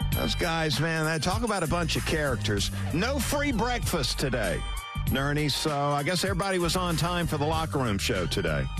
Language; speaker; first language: English; native; English